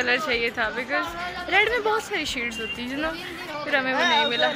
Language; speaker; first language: Hindi; native; Hindi